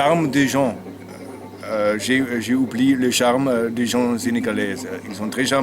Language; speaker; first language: French; non-native, learner; German